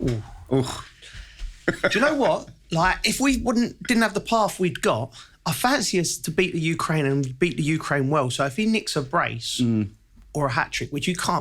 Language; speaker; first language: English; native; English